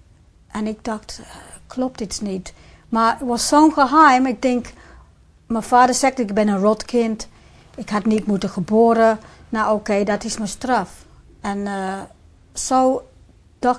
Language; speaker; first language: Dutch; non-native, fluent; English